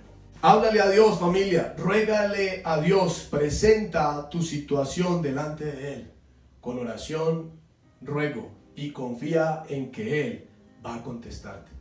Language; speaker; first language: Spanish; native; Spanish